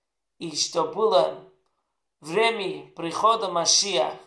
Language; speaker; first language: Russian; non-native, learner; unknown